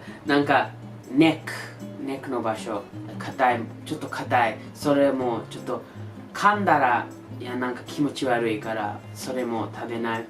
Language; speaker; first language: Japanese; non-native, learner; English